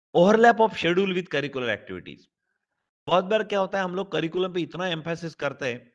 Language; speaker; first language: Hindi; non-native, local second language; Marathi